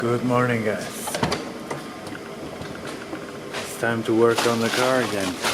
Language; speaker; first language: English; non-native, fluent; Icelandic